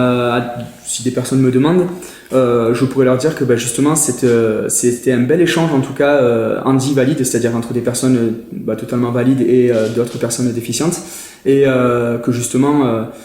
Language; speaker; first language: French; native; French